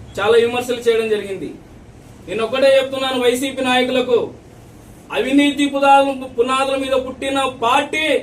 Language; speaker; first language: Telugu; native; Telugu